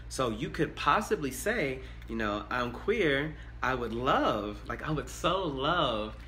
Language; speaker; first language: English; native; English